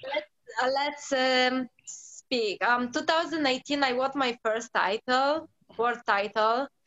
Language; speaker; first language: English; non-native, learner; Polish